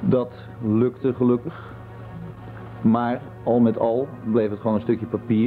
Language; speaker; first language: Dutch; native; Dutch